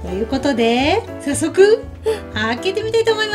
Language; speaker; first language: Japanese; native; Japanese